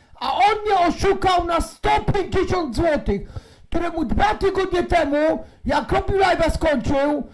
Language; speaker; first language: Polish; native; Polish